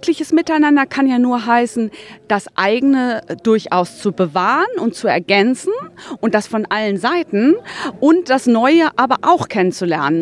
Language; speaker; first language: German; native; German